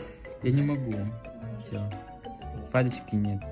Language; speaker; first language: Russian; non-native, learner; Indonesian